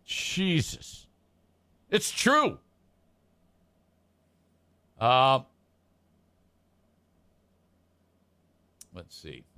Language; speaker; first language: English; native; English